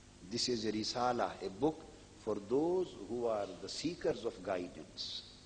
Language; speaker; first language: English; non-native, local second language; Punjabi